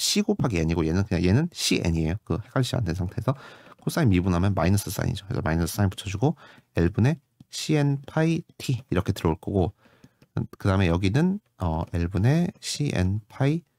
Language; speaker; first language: Korean; native; Korean